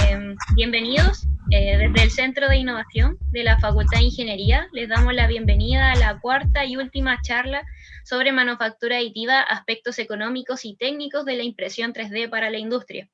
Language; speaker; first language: Spanish; native; Spanish